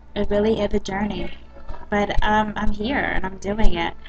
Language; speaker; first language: English; native; English